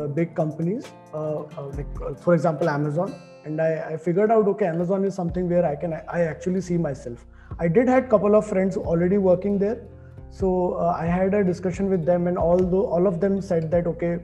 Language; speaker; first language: English; non-native, local second language; Hindi